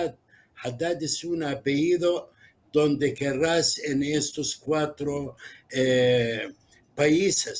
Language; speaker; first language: Spanish; non-native, fluent; Arabic